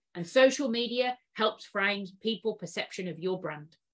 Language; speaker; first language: English; native; English